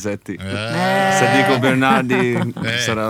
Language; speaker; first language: Italian; non-native, learner; English